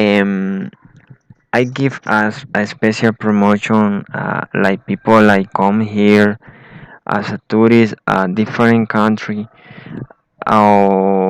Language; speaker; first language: English; non-native, learner; Spanish